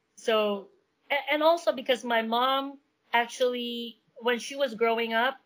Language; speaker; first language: English; non-native, local second language; Min Nan Chinese